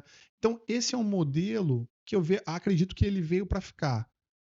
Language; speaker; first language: Portuguese; native; Portuguese